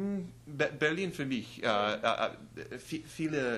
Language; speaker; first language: German; non-native, learner; English